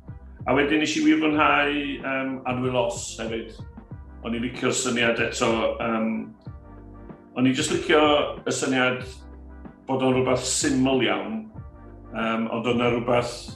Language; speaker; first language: Welsh; native; Welsh